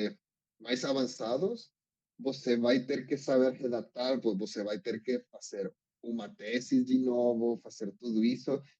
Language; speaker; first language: Portuguese; non-native, learner; Spanish